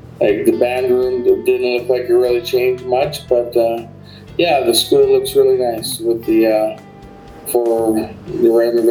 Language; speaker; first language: English; native; English